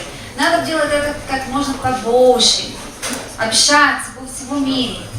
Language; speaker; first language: Russian; non-native, fluent; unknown